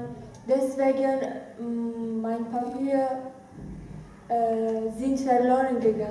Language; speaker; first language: German; non-native, learner; Arabic